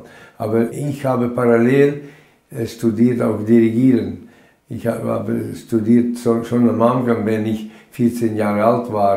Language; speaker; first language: German; non-native, fluent; Latvian